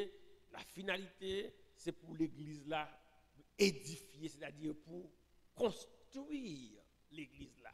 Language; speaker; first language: French; non-native, local second language; Haitian Creole